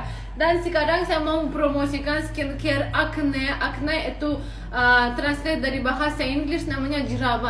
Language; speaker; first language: Indonesian; non-native, learner; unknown